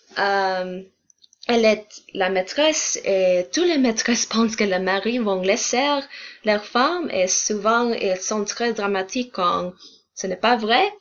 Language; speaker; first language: French; non-native, learner; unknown